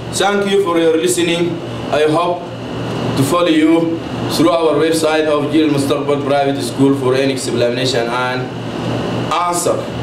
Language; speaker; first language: English; non-native, fluent; Arabic